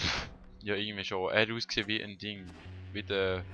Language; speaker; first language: German; native; German